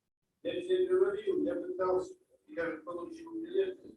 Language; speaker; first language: Russian; native; Russian